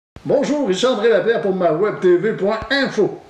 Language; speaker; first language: French; native; French